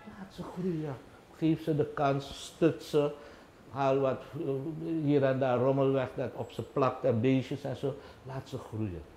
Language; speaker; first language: Dutch; native; Dutch